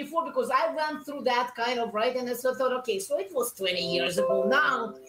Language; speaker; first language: English; non-native, fluent; Russian